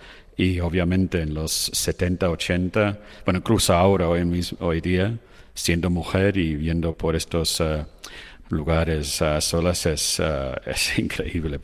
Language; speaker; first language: Spanish; non-native, fluent; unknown